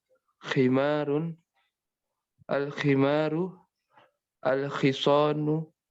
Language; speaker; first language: Arabic; non-native, learner; Indonesian